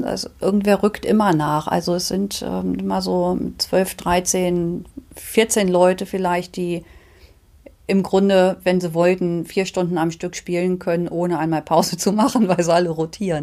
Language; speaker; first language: German; native; German